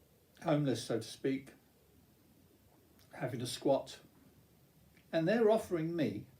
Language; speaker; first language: English; native; English